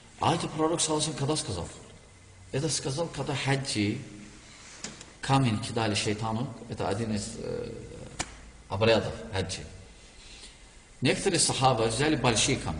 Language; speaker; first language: Russian; non-native, learner; Turkish